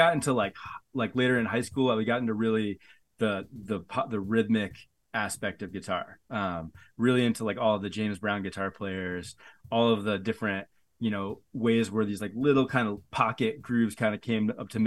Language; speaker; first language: English; native; English